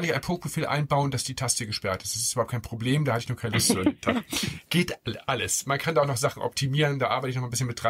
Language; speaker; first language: German; native; German